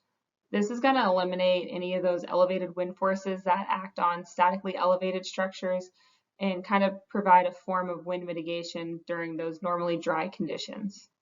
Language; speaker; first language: English; native; English